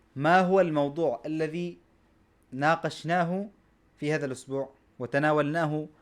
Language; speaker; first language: Arabic; non-native, fluent; Bangla